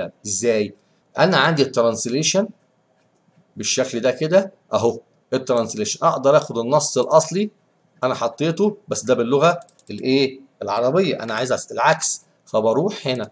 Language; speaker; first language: Arabic; native; Arabic